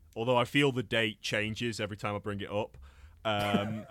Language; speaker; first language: English; native; English